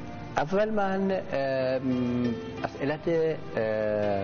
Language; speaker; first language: Persian; non-native, learner; German